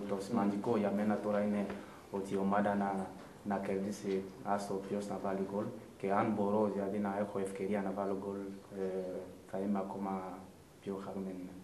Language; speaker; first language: Greek; non-native, fluent; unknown